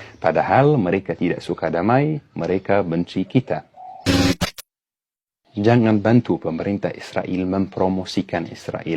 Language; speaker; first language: Indonesian; non-native, fluent; Arabic